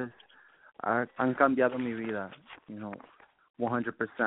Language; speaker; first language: Spanish; early bilingual, heritage; Spanish